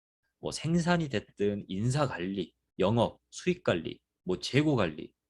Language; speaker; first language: Korean; native; Korean